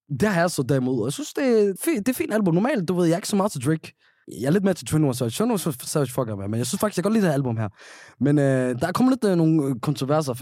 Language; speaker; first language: Danish; early bilingual, other home language; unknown